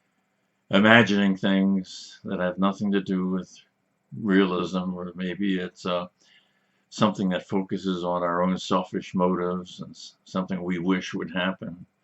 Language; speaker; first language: English; native; English